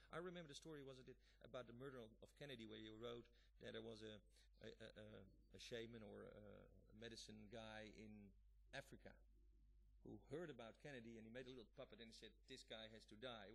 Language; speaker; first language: English; non-native, fluent; Dutch